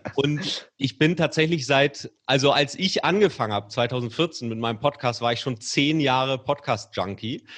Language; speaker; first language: German; native; German